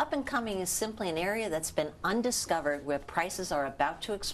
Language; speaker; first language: English; native; English